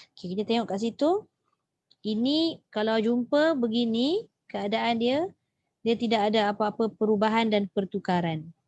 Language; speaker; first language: Malay; native; Malay